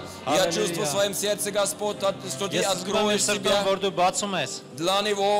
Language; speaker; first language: Russian; non-native, fluent; Armenian